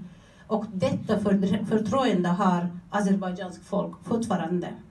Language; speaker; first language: Swedish; non-native, fluent; Azerbaijani